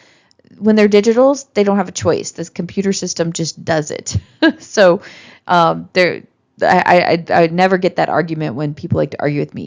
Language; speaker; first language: English; native; English